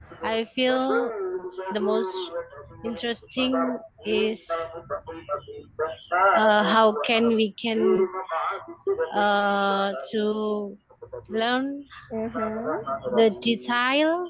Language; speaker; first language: English; non-native, learner; Indonesian